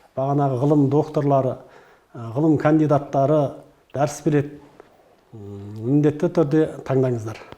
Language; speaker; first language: Kazakh; native; Kazakh